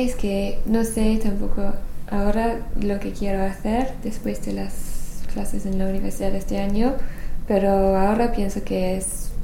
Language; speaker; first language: Spanish; non-native, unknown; English